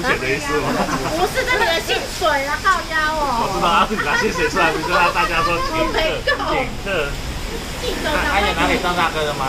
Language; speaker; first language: Chinese; non-native, learner; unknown